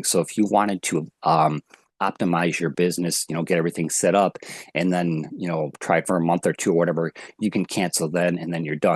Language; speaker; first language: English; native; English